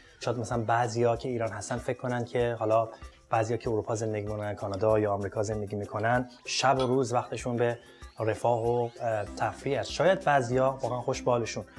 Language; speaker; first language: Persian; native; Persian